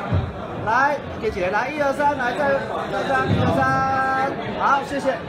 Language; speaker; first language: Chinese; native; Chinese